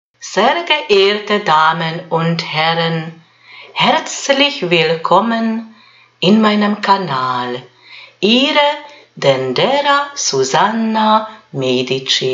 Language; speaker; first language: German; non-native, fluent; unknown